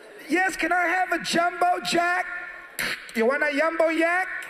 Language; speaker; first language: English; early bilingual, other home language; Spanish